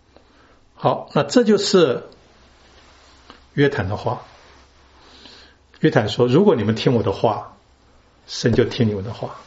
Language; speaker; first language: Chinese; native; Chinese